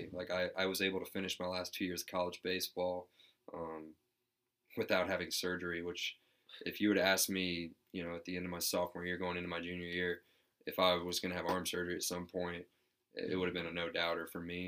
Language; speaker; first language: English; native; English